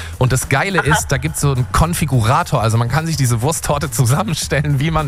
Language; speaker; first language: German; native; German